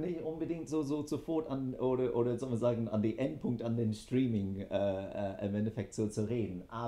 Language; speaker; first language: German; non-native, fluent; English